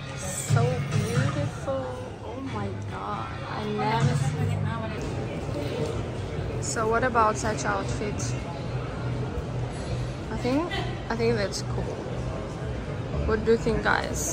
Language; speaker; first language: English; non-native, learner; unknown